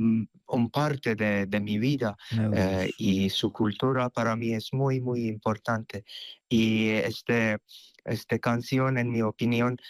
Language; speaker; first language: Spanish; non-native, fluent; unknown